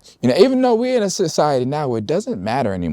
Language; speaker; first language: English; native; English